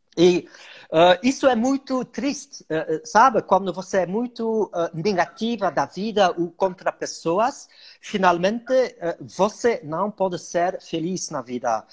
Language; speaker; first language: Portuguese; non-native, learner; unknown